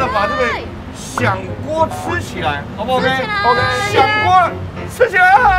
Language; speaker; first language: Chinese; native; Chinese